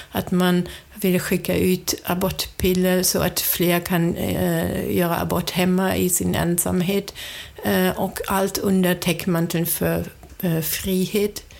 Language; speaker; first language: Swedish; non-native, fluent; German